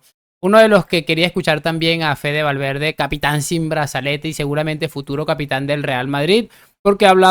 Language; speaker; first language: Spanish; native; Spanish